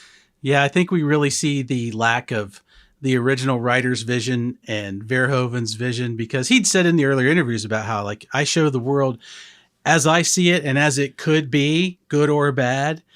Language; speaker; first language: English; native; English